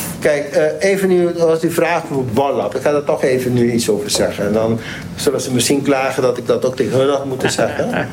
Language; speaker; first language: Dutch; non-native, local second language; Papiamento